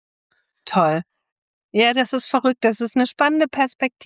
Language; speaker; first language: German; native; German